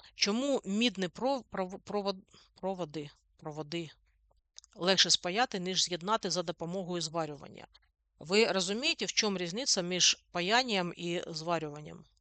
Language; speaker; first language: Ukrainian; non-native, local second language; Russian